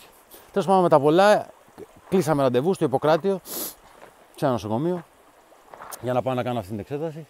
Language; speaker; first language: Greek; native; Greek